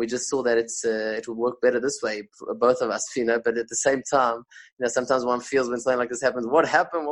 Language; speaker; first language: English; non-native, local second language; Spanish